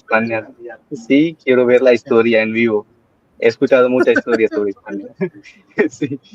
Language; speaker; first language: Spanish; non-native, learner; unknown